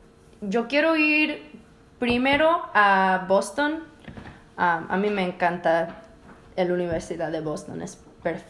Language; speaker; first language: Spanish; early bilingual, heritage; Spanish